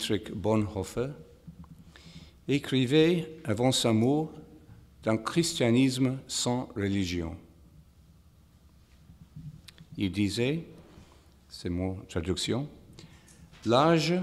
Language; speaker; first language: French; non-native, fluent; English